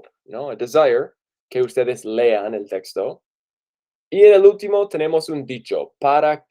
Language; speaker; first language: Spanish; non-native, fluent; English